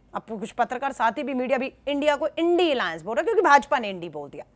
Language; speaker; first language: Hindi; native; Hindi